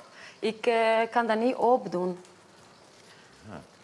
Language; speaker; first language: Dutch; non-native, fluent; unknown